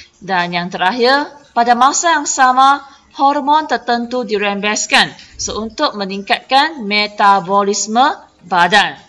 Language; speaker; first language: Malay; non-native, local second language; Chinese